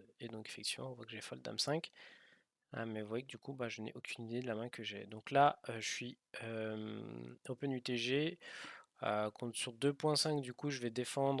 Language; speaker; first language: French; native; French